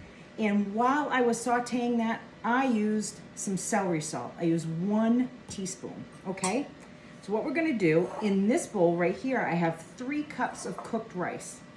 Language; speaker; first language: English; native; English